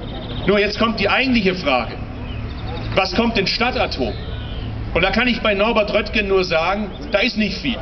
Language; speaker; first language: German; early bilingual, other home language; Turkish